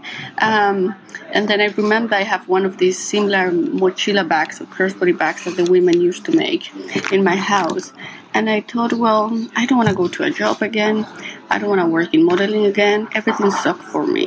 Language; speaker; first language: English; non-native, fluent; Spanish